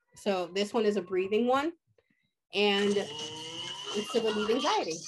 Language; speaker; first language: English; early bilingual, other home language; Spanish